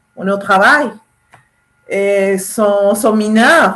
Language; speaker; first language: French; non-native, fluent; Spanish